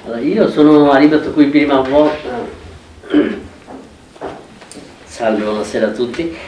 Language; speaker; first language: Italian; non-native, fluent; Bangla